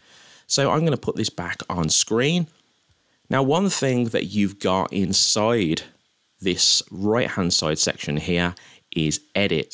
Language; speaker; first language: English; native; English